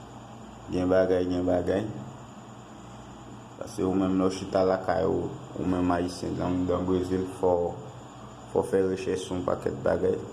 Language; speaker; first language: French; non-native, learner; Haitian Creole